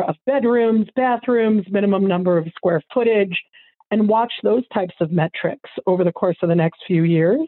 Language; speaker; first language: English; native; English